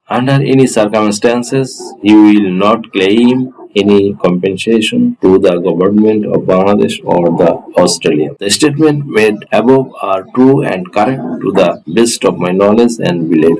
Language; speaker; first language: English; non-native, local second language; Bangla